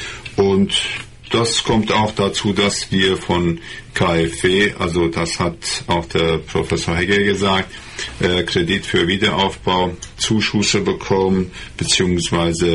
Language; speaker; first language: German; non-native, fluent; Persian